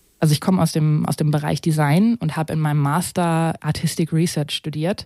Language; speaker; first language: German; native; German